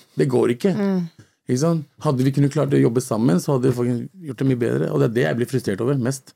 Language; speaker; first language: Norwegian; early bilingual, other home language; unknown